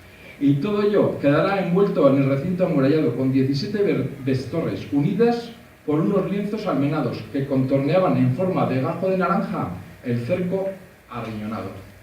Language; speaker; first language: Spanish; native; Spanish